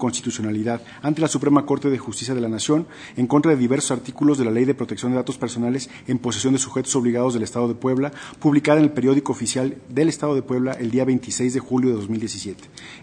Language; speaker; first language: Spanish; native; Spanish